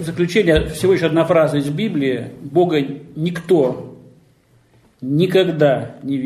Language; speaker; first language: Russian; native; Russian